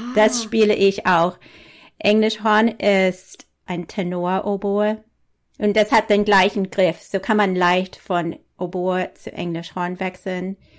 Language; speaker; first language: German; non-native, fluent; English